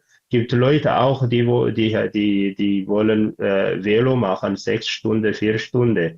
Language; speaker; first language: German; non-native, learner; Tigrinya